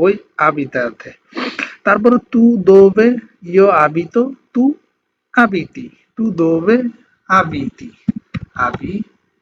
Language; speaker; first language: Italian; non-native, fluent; Bangla